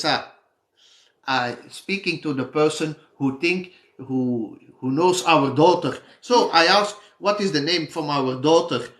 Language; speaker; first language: English; non-native, fluent; Dutch